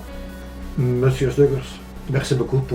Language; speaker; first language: French; non-native, local second language; Dutch